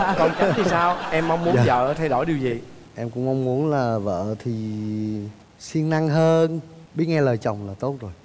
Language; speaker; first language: Vietnamese; native; Vietnamese